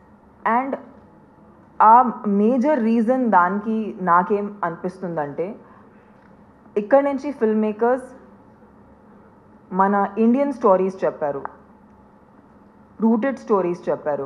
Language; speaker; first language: Telugu; non-native, fluent; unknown